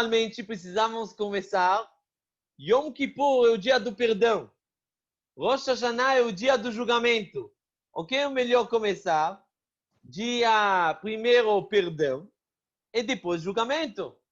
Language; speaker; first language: Portuguese; non-native, fluent; Hebrew